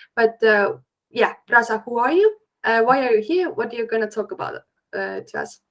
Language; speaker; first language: English; non-native, fluent; Estonian